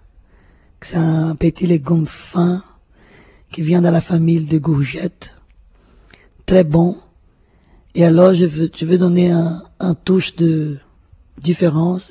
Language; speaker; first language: French; non-native, fluent; Portuguese